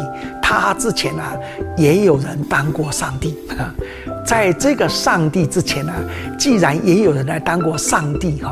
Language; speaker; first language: Chinese; native; Chinese